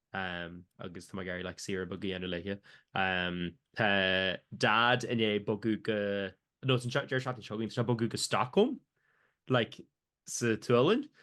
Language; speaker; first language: Irish; native; Irish